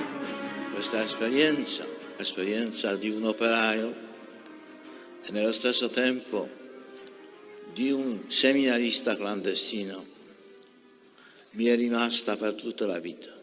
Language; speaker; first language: Italian; non-native, fluent; Polish